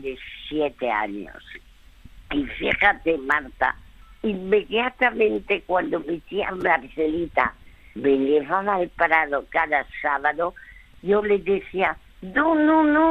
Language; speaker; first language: Spanish; early bilingual, other home language; French